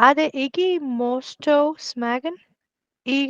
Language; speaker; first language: Danish; non-native, learner; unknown